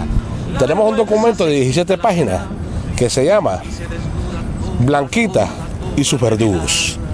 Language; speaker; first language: Spanish; native; Spanish